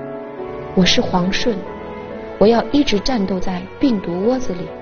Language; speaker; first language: Chinese; native; Chinese